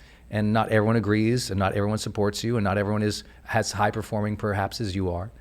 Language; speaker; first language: English; native; English